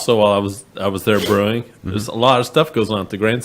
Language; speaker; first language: English; native; English